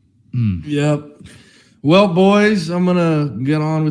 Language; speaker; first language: English; native; English